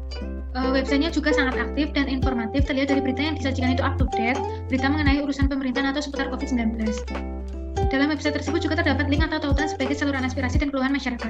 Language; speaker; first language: Indonesian; native; Indonesian